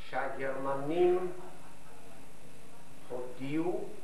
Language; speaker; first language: Hebrew; non-native, fluent; Yiddish